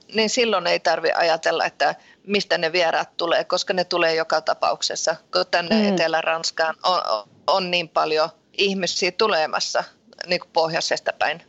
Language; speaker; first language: Finnish; early bilingual, heritage; Finnish